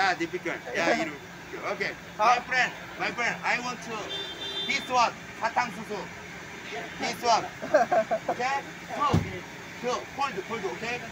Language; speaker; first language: English; non-native, learner; Korean